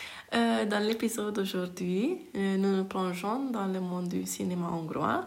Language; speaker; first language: French; non-native, fluent; Hungarian